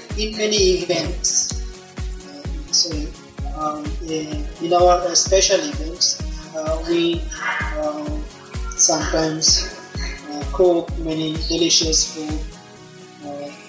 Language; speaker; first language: English; non-native, learner; Bangla